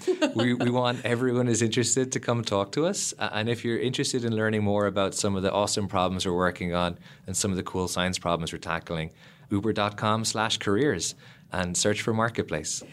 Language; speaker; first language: English; native; English